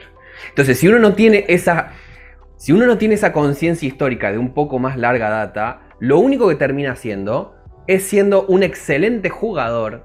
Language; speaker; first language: Spanish; native; Spanish